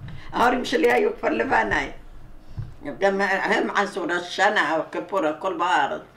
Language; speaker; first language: Hebrew; non-native, learner; Arabic